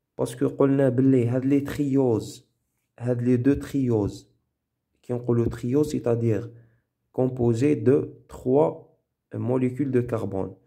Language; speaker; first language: French; non-native, local second language; Arabic